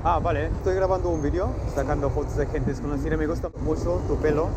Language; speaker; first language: Spanish; non-native, learner; English